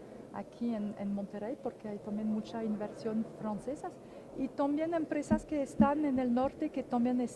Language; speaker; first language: Spanish; non-native, fluent; French